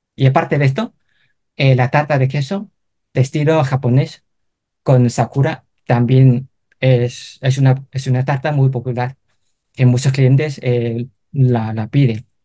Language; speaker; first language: Spanish; non-native, fluent; Cantonese